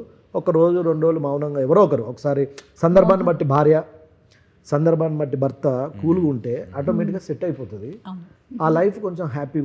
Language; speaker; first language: Telugu; native; Telugu